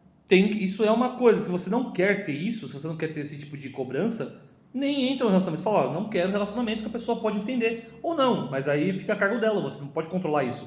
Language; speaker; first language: Portuguese; native; Portuguese